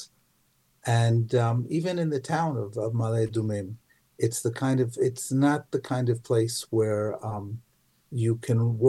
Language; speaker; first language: English; native; English